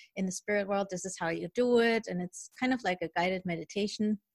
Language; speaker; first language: English; early bilingual, other home language; German